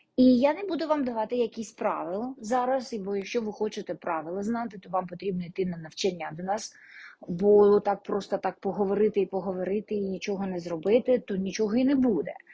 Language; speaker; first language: Ukrainian; non-native, local second language; Russian